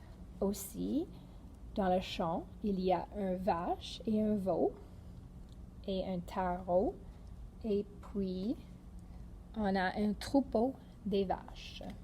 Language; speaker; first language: French; non-native, fluent; English